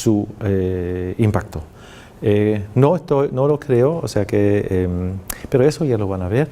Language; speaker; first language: Spanish; non-native, fluent; German